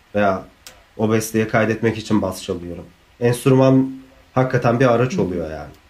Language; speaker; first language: Turkish; native; Turkish